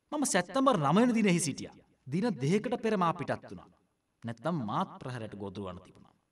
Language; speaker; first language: Sinhala; non-native, local second language; Tamil